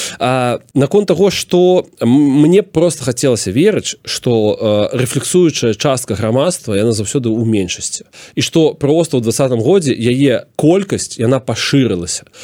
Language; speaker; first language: Belarusian; non-native, local second language; Russian